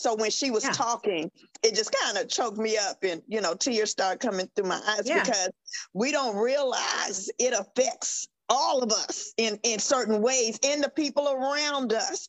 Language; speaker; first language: English; native; English